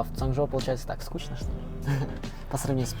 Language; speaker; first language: Russian; native; Russian